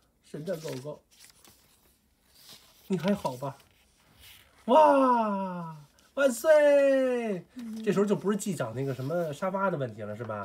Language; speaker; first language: Chinese; native; Chinese